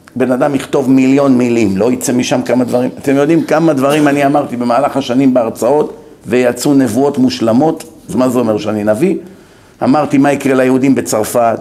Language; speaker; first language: Hebrew; native; Hebrew